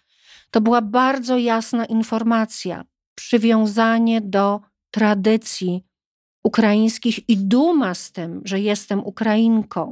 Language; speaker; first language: Polish; native; Polish